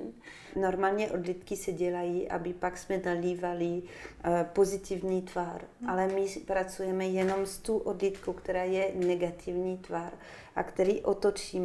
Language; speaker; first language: Czech; non-native, fluent; French